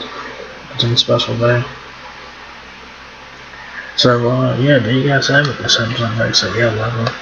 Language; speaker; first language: English; native; English